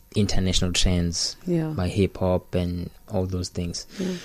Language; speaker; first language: English; non-native, local second language; Xhosa